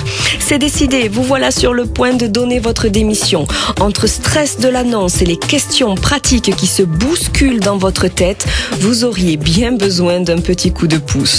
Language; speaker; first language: French; native; French